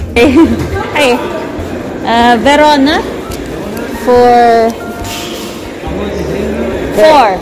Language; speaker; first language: English; non-native, local second language; Filipino